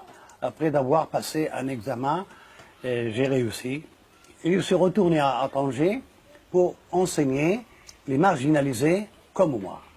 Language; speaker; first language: French; non-native, fluent; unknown